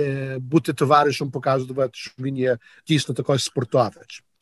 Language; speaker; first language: Ukrainian; early bilingual, heritage; Ukrainian